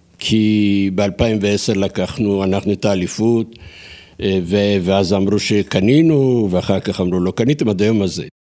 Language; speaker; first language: Hebrew; non-native, fluent; Turkish